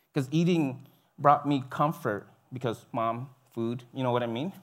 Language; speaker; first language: English; early bilingual, other home language; Vietnamese